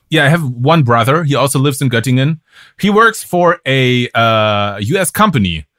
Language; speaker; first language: English; non-native, fluent; German